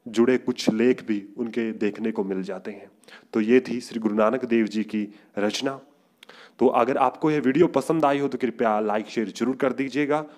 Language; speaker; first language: Hindi; non-native, local second language; Punjabi